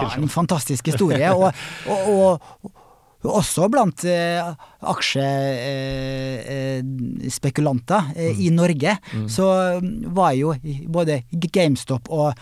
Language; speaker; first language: Norwegian; native; Norwegian